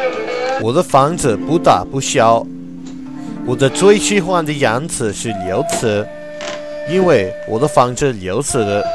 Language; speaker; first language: Chinese; non-native, learner; English